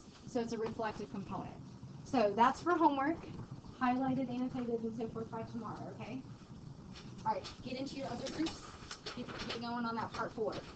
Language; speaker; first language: English; native; English